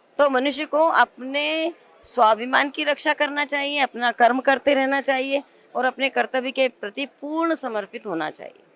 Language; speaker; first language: Hindi; native; Hindi